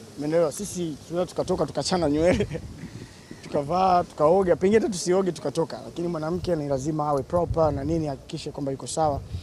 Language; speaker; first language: Swahili; native; Swahili